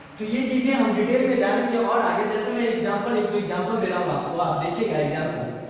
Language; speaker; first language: Hindi; native; Hindi